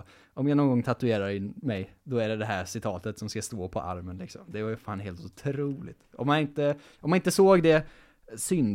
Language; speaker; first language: Swedish; native; Swedish